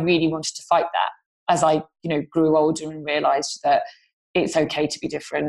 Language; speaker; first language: English; non-native, local second language; Gujarati